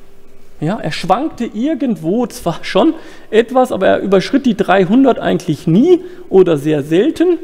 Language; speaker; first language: German; native; German